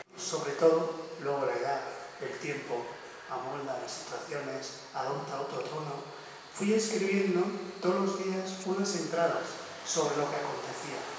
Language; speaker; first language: Spanish; non-native, local second language; Basque